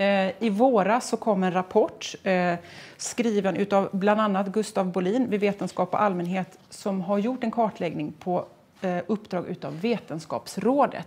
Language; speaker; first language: Swedish; native; Swedish